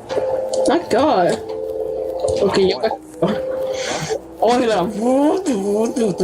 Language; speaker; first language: Danish; native; Danish